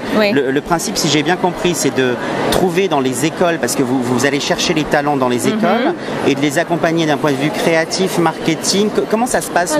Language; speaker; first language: French; native; French